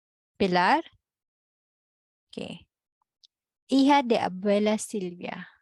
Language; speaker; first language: Spanish; non-native, fluent; Filipino